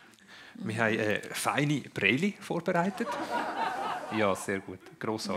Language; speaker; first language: German; native; German